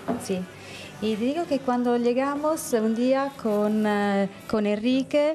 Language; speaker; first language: Spanish; non-native, fluent; Italian